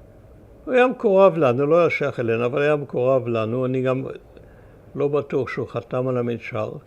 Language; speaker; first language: Hebrew; early bilingual, other home language; German